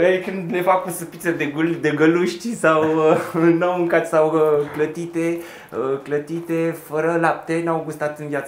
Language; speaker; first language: Romanian; early bilingual, heritage; Romanian